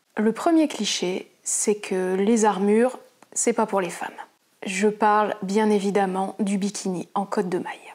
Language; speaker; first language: French; native; French